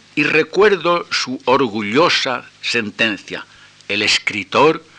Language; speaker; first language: Spanish; native; Spanish